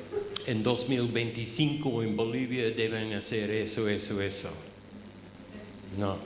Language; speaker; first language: Spanish; non-native, fluent; English